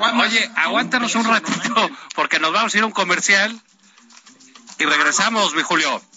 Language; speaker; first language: Spanish; native; Spanish